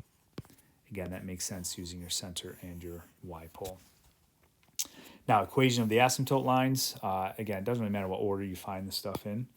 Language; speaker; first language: English; native; English